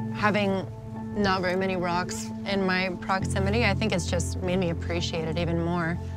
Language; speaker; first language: English; native; English